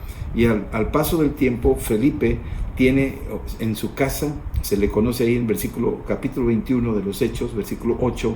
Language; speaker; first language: Spanish; native; Spanish